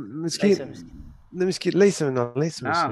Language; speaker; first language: Arabic; non-native, learner; English